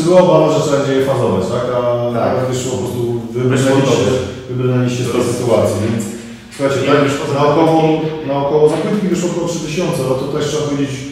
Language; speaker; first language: Polish; native; Polish